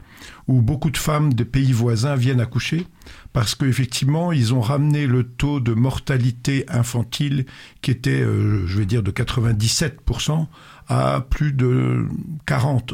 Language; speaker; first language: French; native; French